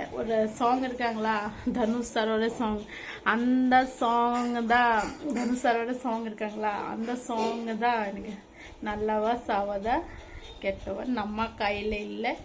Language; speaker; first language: Tamil; non-native, fluent; Assamese